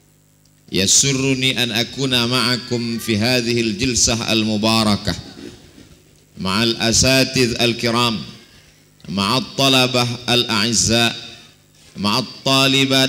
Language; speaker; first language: Arabic; non-native, fluent; Indonesian